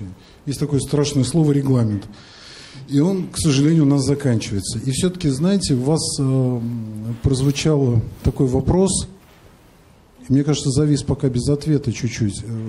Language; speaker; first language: Russian; native; Russian